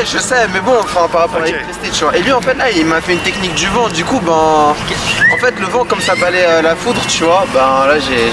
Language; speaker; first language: French; native; French